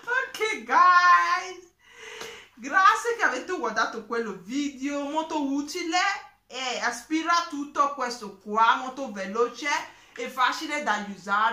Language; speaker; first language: Italian; non-native, learner; English